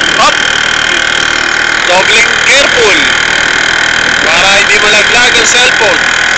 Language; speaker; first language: Filipino; native; Filipino